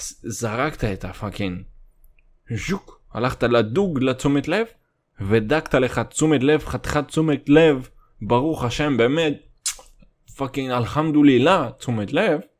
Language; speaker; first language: Hebrew; native; Hebrew